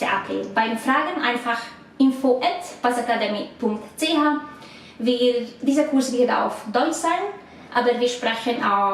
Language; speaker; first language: German; non-native, learner; Hungarian